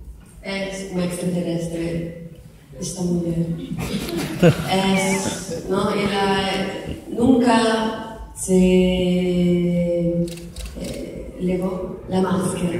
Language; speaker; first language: Portuguese; non-native, learner; Italian